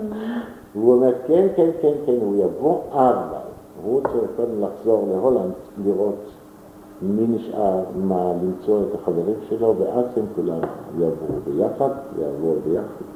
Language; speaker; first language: Hebrew; non-native, fluent; German